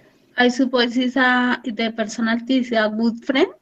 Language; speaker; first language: English; non-native, learner; Spanish